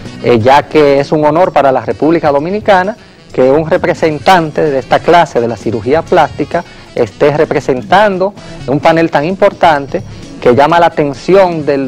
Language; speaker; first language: Spanish; native; Spanish